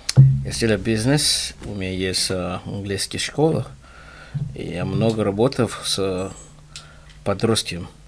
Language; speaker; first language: Russian; non-native, learner; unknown